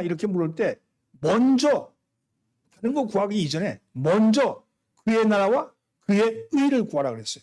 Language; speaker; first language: Korean; native; Korean